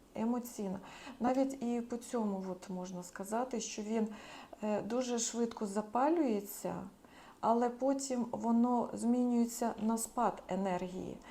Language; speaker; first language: Ukrainian; non-native, local second language; Russian